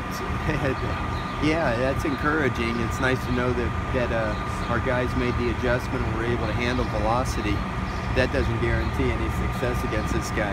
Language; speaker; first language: English; native; English